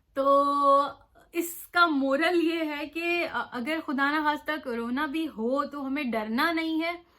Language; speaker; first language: Urdu; native; Urdu